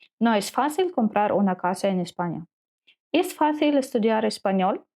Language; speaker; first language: Spanish; non-native, learner; Ukrainian